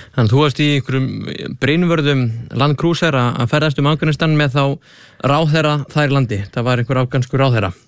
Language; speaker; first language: Icelandic; native; Icelandic